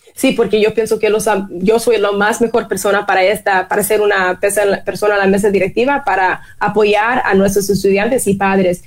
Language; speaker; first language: Spanish; non-native, fluent; English